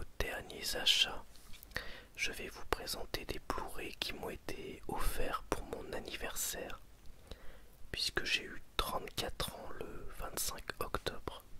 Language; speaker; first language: French; native; French